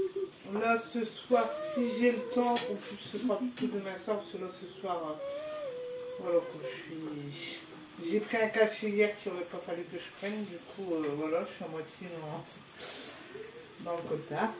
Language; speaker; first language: French; native; French